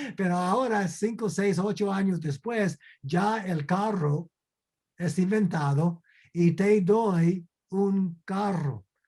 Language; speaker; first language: Spanish; non-native, fluent; English